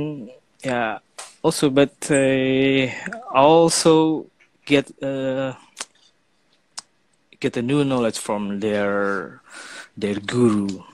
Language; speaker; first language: English; non-native, fluent; Indonesian